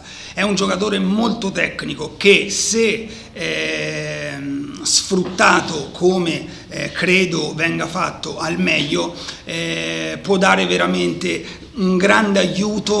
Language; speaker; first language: Italian; native; Italian